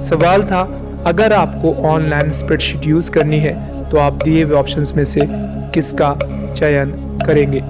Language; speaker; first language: Hindi; native; Hindi